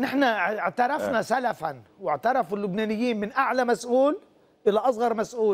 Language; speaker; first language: Arabic; native; Arabic